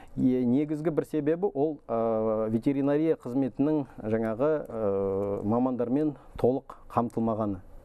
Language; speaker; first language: Kazakh; native; Kazakh